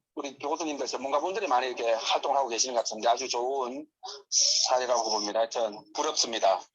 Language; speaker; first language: Korean; native; Korean